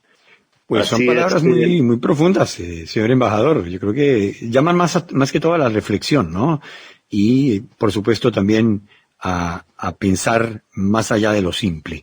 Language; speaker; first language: Spanish; native; Spanish